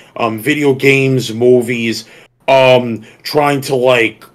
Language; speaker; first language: English; native; English